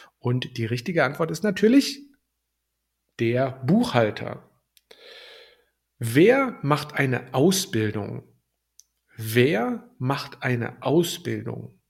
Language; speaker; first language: German; native; German